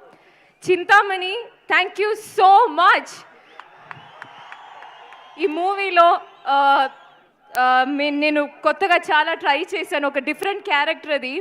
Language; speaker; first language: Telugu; non-native, local second language; Malayalam